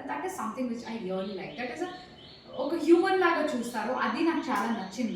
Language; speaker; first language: Telugu; non-native, local second language; Kannada